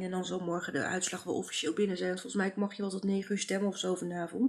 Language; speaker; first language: Dutch; native; Dutch